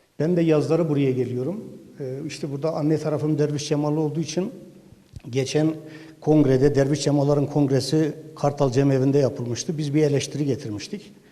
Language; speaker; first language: Turkish; native; Turkish